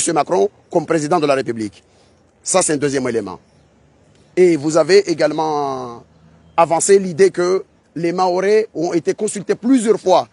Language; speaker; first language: French; non-native, local second language; Ngazidja Comorian